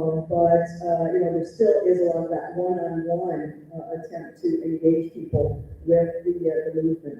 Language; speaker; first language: English; native; English